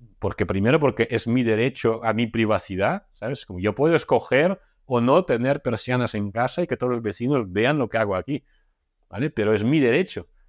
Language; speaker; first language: Spanish; non-native, fluent; Russian